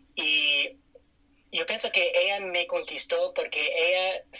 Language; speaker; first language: Spanish; non-native, fluent; English